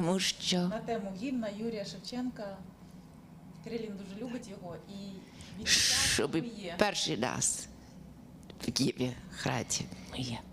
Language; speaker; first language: Ukrainian; non-native, learner; English